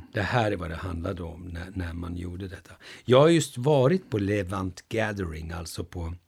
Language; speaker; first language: Swedish; early bilingual, other home language; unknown